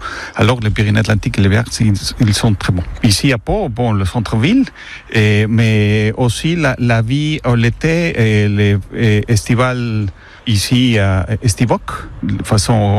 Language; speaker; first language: French; non-native, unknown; Spanish